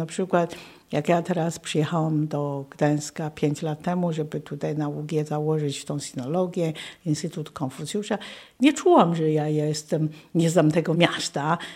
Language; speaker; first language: Polish; non-native, fluent; Chinese